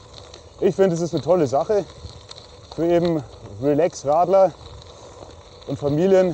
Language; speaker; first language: German; native; German